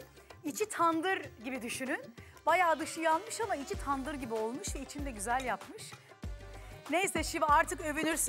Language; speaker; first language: Turkish; native; Turkish